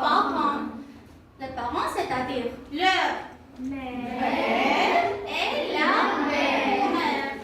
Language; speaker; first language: French; non-native, fluent; Armenian